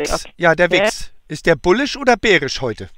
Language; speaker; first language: German; native; German